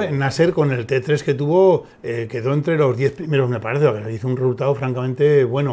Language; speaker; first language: Spanish; native; Spanish